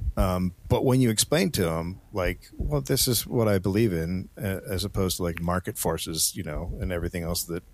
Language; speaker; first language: English; native; English